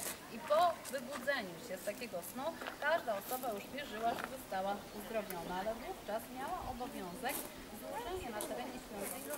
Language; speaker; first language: Polish; native; Polish